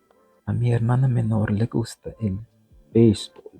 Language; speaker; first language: Spanish; non-native, learner; English